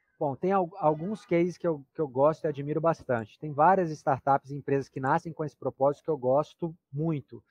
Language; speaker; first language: Portuguese; native; Portuguese